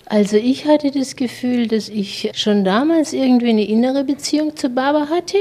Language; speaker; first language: German; native; German